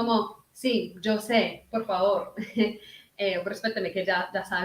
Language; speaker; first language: Spanish; early bilingual, heritage; Spanish